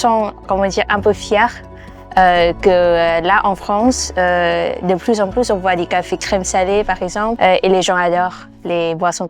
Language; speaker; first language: French; non-native, fluent; Vietnamese